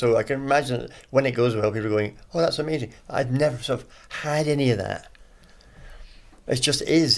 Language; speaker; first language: English; native; English